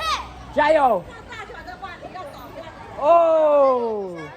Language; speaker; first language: Chinese; non-native, learner; English